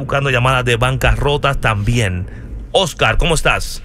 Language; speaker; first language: Spanish; native; Spanish